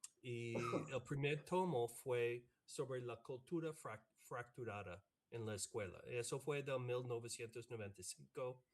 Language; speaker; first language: Spanish; non-native, fluent; English